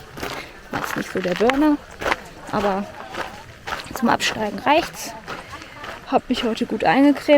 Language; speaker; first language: German; native; German